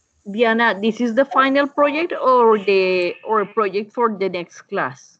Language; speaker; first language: English; non-native, learner; Spanish